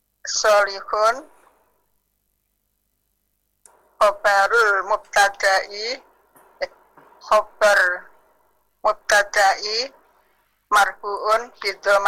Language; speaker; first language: Arabic; non-native, learner; Indonesian